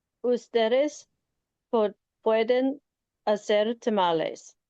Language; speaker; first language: Spanish; non-native, learner; English